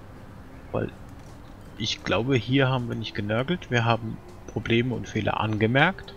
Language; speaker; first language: German; native; German